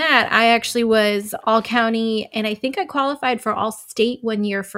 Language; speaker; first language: English; native; English